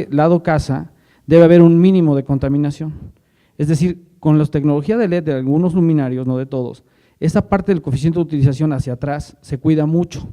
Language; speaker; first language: Spanish; native; Spanish